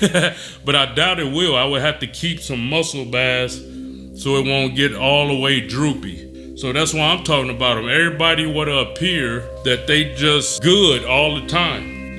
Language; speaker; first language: English; native; English